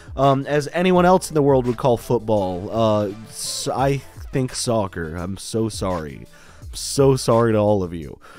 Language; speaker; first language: English; native; English